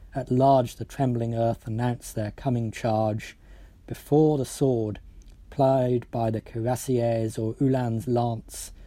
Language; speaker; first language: English; native; English